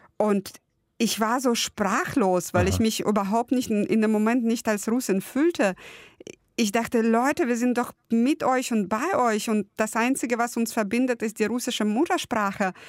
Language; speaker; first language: German; early bilingual, other home language; Russian